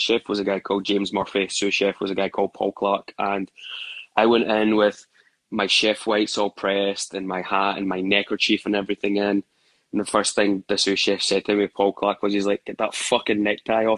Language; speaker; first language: English; native; English